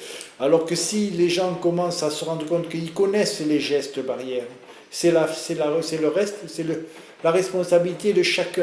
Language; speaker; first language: French; native; French